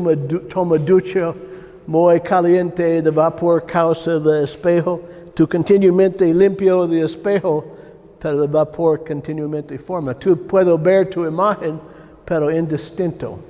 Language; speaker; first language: Spanish; non-native, learner; English